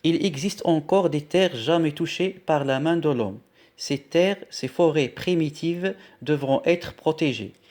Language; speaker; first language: French; non-native, local second language; Arabic